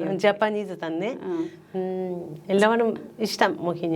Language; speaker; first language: Malayalam; non-native, learner; Japanese